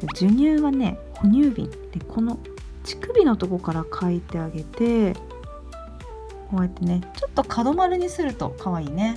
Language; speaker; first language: Japanese; native; Japanese